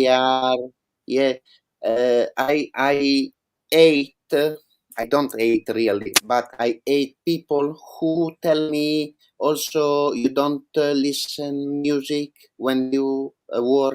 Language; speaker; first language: English; non-native, learner; Italian